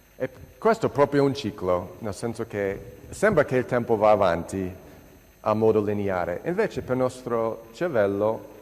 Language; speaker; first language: Italian; non-native, fluent; English